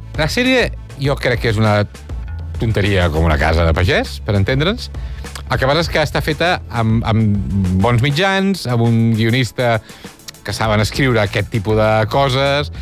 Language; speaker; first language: Catalan; native; Catalan